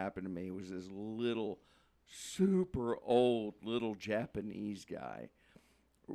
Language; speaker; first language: English; native; English